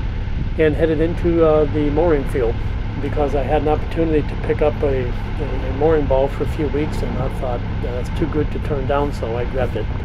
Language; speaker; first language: English; native; English